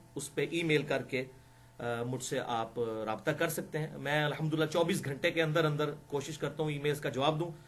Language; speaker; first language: Urdu; non-native, local second language; Punjabi